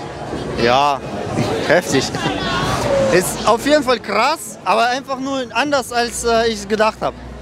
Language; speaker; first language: German; early bilingual, other home language; Russian